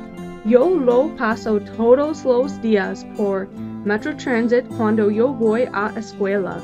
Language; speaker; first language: Spanish; non-native, learner; English